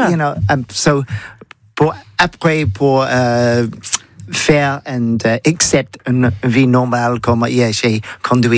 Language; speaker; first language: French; non-native, learner; English